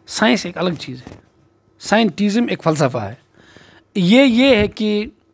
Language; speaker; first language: Urdu; non-native, local second language; Kashmiri